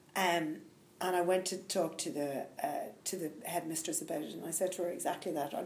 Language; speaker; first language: English; native; English